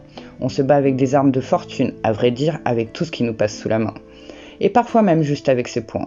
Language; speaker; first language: French; native; French